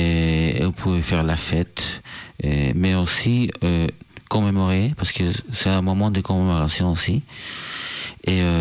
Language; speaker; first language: French; non-native, fluent; Spanish